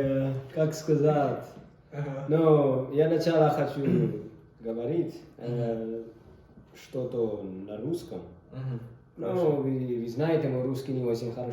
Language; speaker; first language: Russian; non-native, learner; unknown